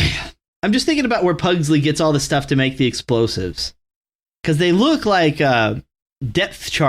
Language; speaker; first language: English; native; English